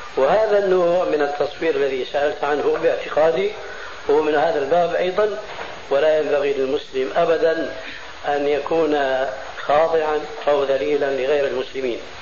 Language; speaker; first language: Arabic; early bilingual, other home language; Albanian